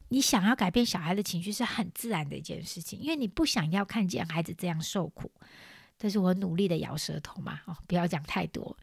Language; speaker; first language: Chinese; native; Chinese